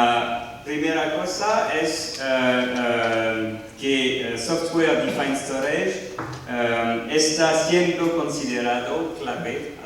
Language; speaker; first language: Spanish; non-native, learner; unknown